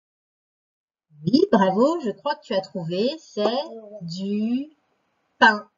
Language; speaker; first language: French; native; French